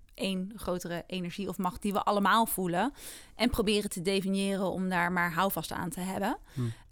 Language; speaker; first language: Dutch; native; Dutch